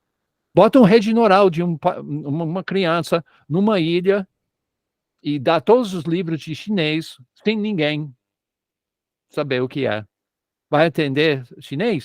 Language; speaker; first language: Portuguese; non-native, fluent; English